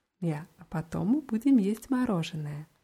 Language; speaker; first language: Russian; non-native, learner; German